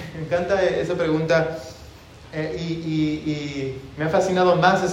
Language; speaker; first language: Spanish; early bilingual, heritage; Spanish